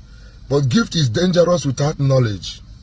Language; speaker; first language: English; non-native, local second language; Igbo